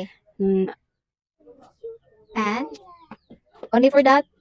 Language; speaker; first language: English; non-native, local second language; Cebuano